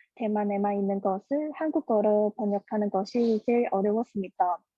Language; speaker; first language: Korean; non-native, fluent; Chinese